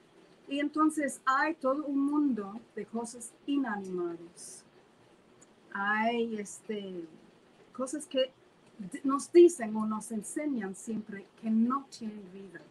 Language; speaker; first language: Spanish; non-native, fluent; English